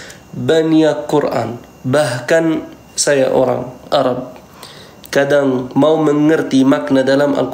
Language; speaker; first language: Indonesian; non-native, fluent; Arabic